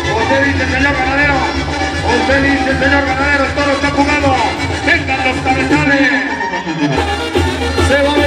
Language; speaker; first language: Spanish; native; Spanish